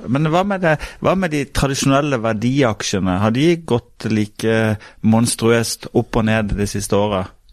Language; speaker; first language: Norwegian; native; Norwegian